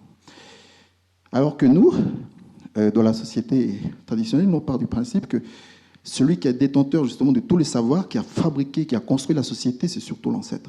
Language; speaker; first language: French; native; French